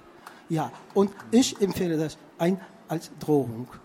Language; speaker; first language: German; non-native, fluent; Russian